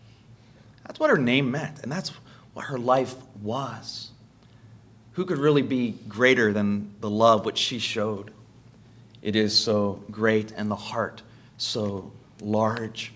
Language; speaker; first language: English; native; English